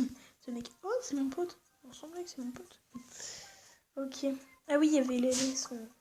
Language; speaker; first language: French; native; French